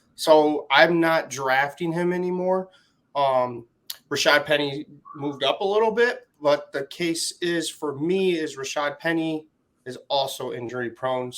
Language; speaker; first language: English; native; English